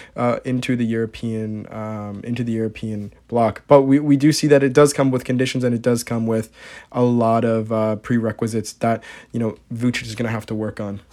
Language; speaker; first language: English; native; English